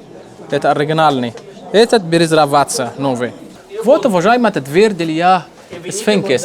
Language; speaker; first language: Russian; non-native, learner; Arabic